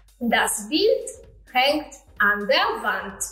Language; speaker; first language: German; non-native, fluent; Polish